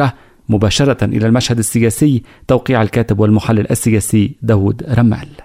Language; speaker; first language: Arabic; native; Arabic